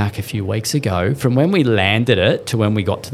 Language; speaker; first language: English; native; English